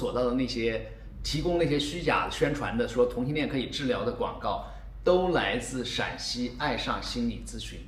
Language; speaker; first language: Chinese; native; Chinese